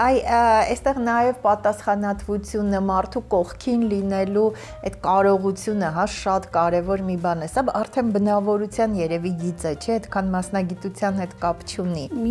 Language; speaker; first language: Armenian; native; Armenian